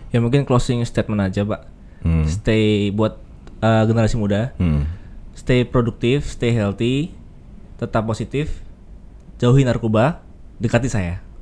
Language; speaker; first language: Indonesian; native; Indonesian